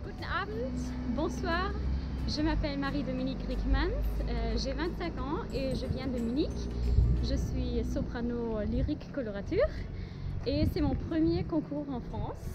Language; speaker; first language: French; non-native, fluent; German